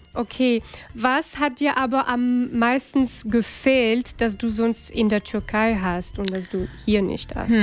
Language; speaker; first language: German; non-native, fluent; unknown